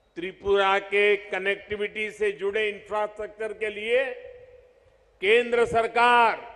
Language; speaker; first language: Hindi; non-native, local second language; Gujarati